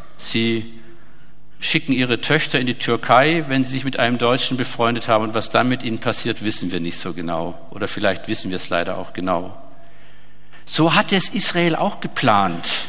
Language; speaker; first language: German; native; German